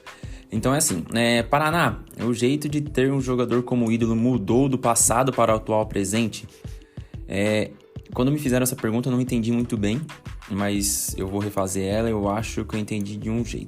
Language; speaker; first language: Portuguese; native; Portuguese